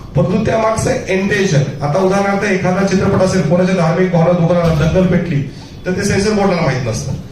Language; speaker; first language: Marathi; non-native, local second language; Urdu